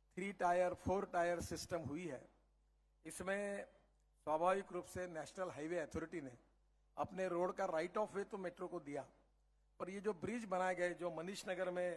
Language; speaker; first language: Hindi; non-native, local second language; Marathi